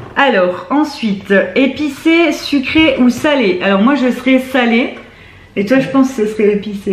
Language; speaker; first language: French; native; French